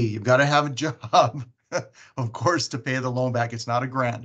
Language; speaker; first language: English; native; English